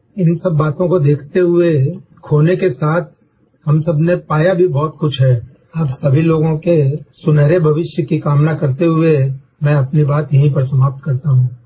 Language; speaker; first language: Hindi; native; Hindi